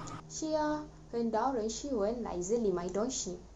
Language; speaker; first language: Chinese; non-native, learner; Malay